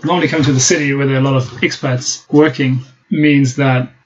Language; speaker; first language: English; non-native, fluent; German